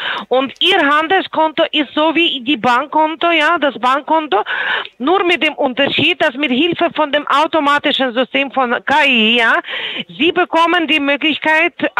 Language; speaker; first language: German; non-native, fluent; Polish